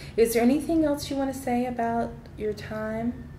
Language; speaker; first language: English; native; English